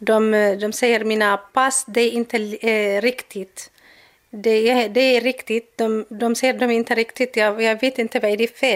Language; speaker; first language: Swedish; non-native, learner; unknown